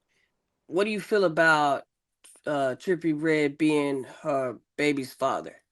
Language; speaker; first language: English; native; English